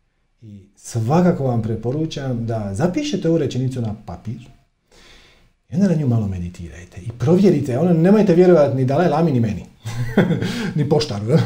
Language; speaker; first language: Croatian; native; Croatian